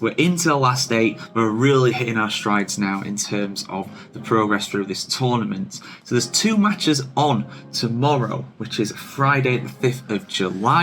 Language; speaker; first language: English; native; English